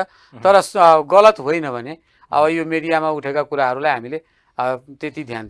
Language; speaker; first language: Nepali; native; Nepali